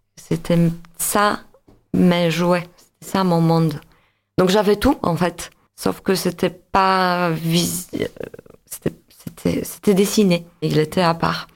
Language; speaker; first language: French; non-native, fluent; Polish